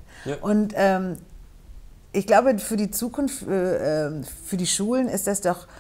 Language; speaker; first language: German; native; German